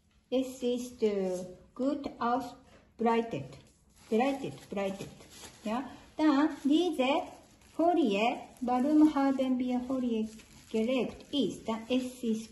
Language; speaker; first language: German; non-native, learner; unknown